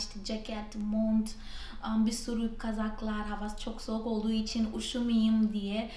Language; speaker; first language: Turkish; non-native, fluent; Portuguese